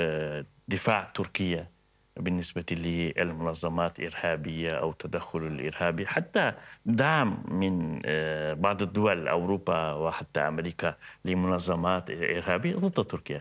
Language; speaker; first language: Arabic; non-native, fluent; Turkish